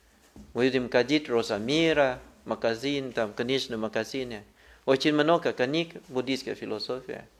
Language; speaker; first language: Russian; non-native, learner; Thai